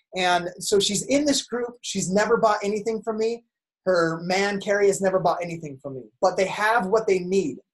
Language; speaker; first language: English; native; English